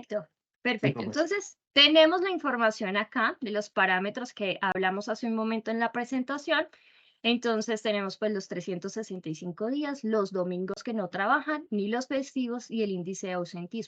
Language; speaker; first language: Spanish; native; Spanish